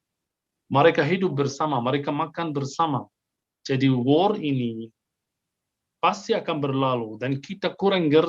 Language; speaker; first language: Indonesian; non-native, fluent; Arabic